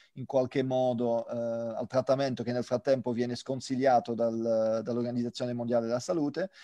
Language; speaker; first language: Italian; non-native, fluent; French